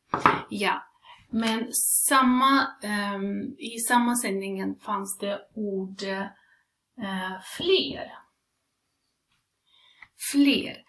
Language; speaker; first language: Swedish; non-native, fluent; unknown